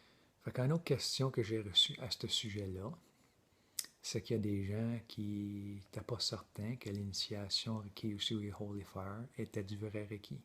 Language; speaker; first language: French; native; French